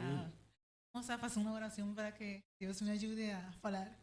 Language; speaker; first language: Portuguese; non-native, learner; Spanish